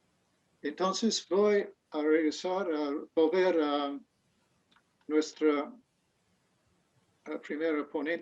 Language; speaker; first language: Spanish; non-native, fluent; English